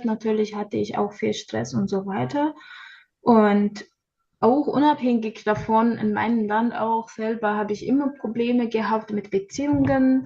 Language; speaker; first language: German; non-native, learner; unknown